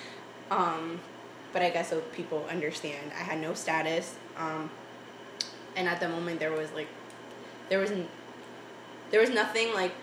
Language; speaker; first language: English; early bilingual, other home language; Spanish